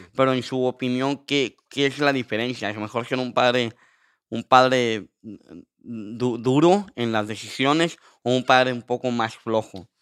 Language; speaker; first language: Spanish; early bilingual, heritage; Spanish